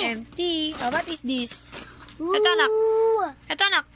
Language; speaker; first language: English; non-native, learner; Filipino